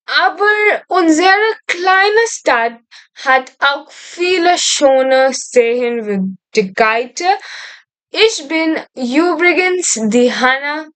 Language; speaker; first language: German; non-native, fluent; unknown